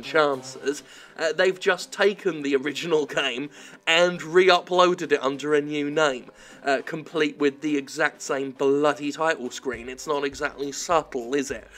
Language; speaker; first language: English; native; English